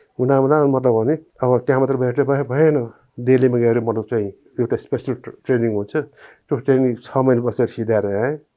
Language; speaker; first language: Nepali; non-native, local second language; Newari